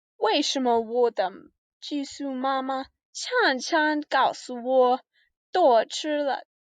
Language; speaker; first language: Chinese; non-native, learner; English